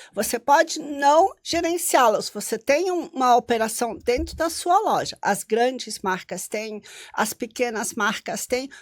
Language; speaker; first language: Portuguese; non-native, local second language; German